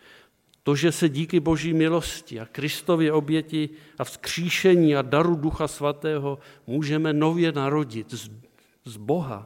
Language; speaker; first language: Czech; native; Czech